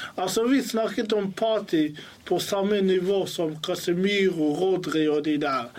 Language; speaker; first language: Norwegian; early bilingual, other home language; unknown